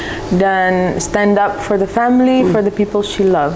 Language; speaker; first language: English; early bilingual, other home language; Indonesian